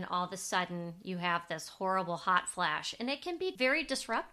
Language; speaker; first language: English; native; English